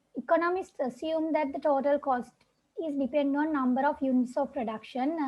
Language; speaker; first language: English; non-native, local second language; Sinhala